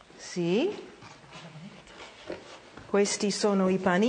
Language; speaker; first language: Italian; non-native, learner; English